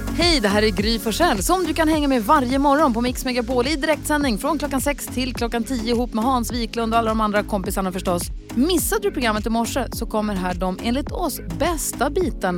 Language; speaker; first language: Swedish; native; Swedish